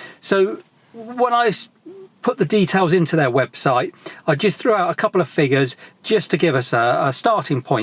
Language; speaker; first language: English; native; English